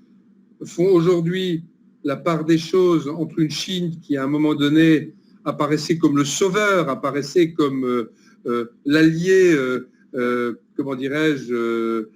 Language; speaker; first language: French; native; French